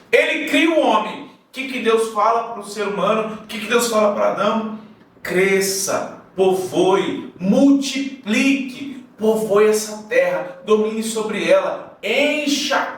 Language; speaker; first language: Portuguese; native; Portuguese